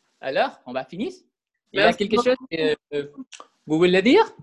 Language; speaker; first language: French; non-native, learner; Spanish